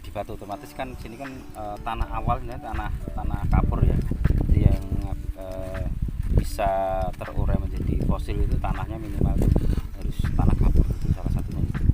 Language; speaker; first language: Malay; non-native, local second language; Javanese